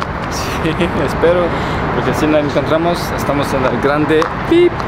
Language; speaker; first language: Spanish; non-native, learner; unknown